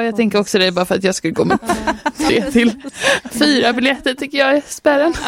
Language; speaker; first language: Swedish; native; Swedish